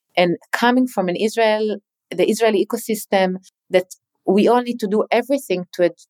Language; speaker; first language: English; non-native, fluent; Hebrew